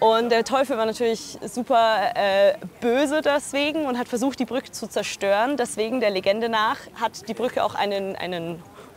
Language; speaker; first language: German; native; German